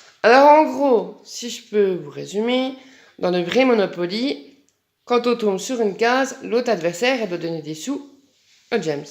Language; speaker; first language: French; native; French